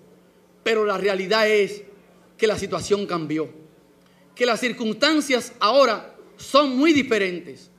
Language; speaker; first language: Spanish; native; Spanish